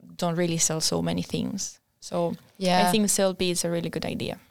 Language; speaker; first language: English; non-native, fluent; Spanish